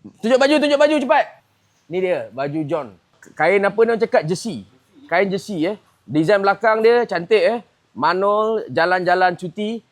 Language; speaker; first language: Malay; native; Malay